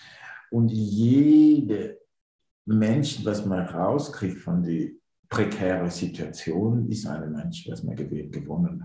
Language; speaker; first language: German; non-native, fluent; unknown